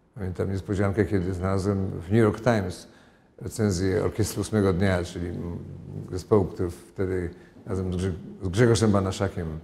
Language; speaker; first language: Polish; native; Polish